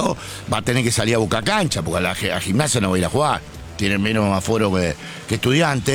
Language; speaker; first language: Spanish; native; Spanish